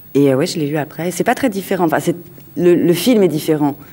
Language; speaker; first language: French; native; French